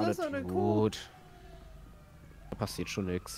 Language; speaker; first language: German; native; German